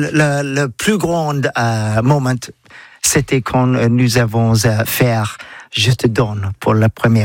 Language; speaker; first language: French; non-native, learner; English